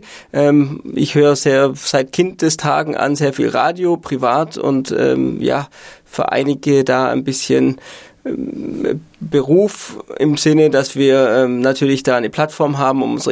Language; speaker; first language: German; native; German